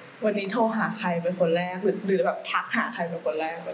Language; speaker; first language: Thai; native; Thai